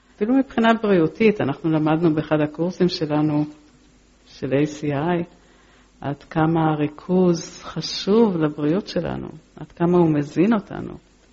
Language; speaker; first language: Hebrew; early bilingual, other home language; Polish